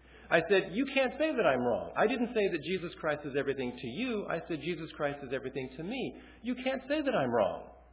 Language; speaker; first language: English; early bilingual, other home language; Chinese